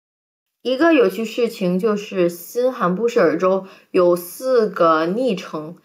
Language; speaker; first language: Chinese; early bilingual, heritage; Chinese